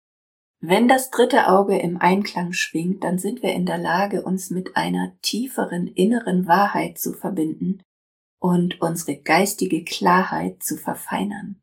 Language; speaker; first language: German; native; German